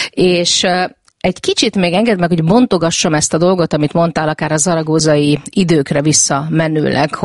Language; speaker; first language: Hungarian; native; Hungarian